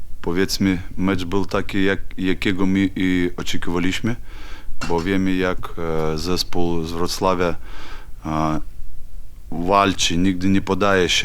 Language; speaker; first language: Polish; non-native, learner; Ukrainian